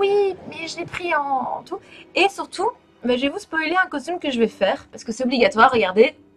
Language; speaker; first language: French; native; French